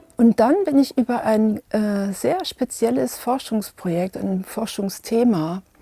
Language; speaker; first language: German; native; German